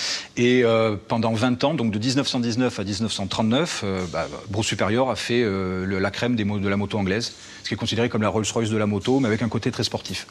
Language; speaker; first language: French; native; French